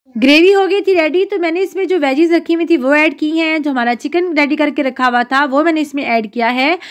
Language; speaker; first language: Urdu; native; Urdu